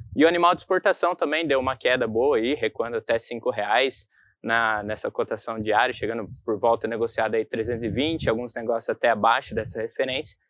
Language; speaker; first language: Portuguese; native; Portuguese